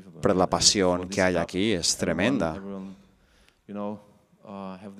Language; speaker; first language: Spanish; non-native, learner; German